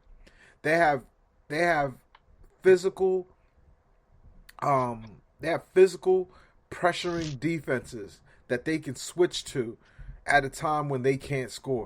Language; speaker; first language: English; native; English